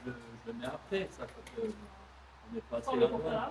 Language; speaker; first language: French; native; French